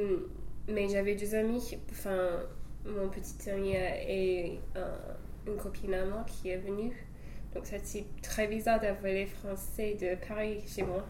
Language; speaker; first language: French; non-native, fluent; English